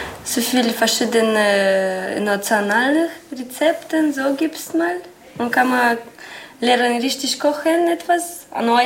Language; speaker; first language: German; non-native, learner; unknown